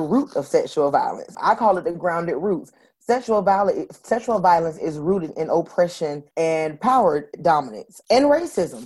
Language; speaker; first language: English; native; English